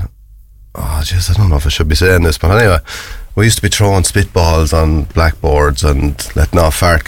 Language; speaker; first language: English; native; English